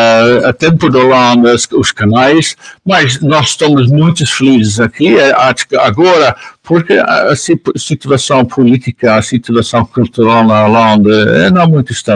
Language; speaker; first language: Portuguese; non-native, learner; Dutch